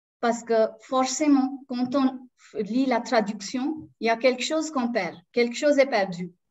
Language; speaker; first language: French; non-native, local second language; Marathi